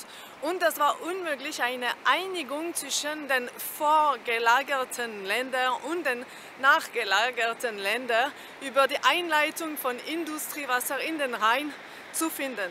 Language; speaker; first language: German; non-native, fluent; French